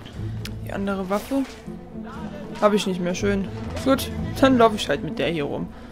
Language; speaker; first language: German; native; German